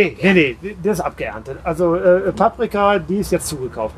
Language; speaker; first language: German; native; German